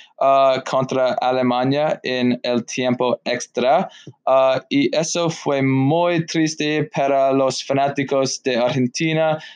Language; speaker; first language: Spanish; non-native, learner; English